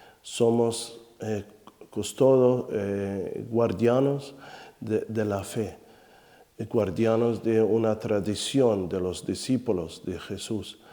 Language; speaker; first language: Spanish; non-native, fluent; Arabic